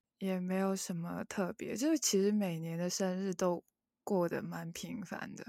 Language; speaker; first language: Chinese; non-native, local second language; Cantonese